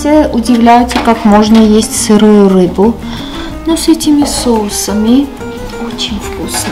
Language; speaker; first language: Russian; non-native, fluent; Armenian